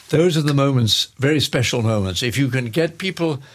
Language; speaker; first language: English; native; English